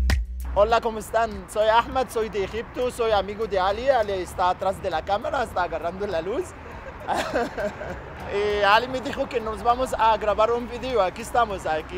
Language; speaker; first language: Spanish; non-native, fluent; Arabic